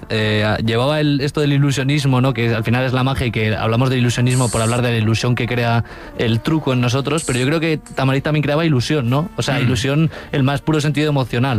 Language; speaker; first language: Spanish; native; Spanish